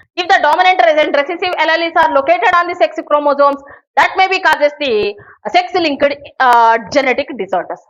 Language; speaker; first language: English; non-native, local second language; Telugu